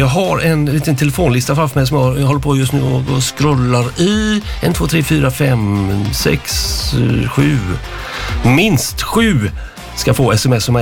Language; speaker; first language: Swedish; native; Swedish